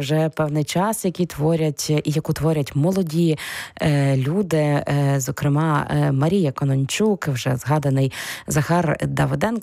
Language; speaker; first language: Ukrainian; native; Ukrainian